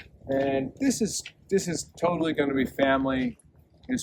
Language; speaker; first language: English; native; English